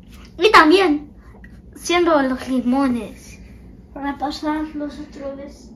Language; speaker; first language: Spanish; early bilingual, heritage; Spanish